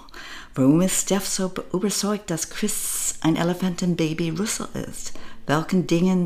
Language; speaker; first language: German; non-native, fluent; English